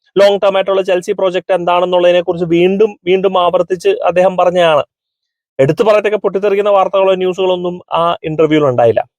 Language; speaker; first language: Malayalam; native; Malayalam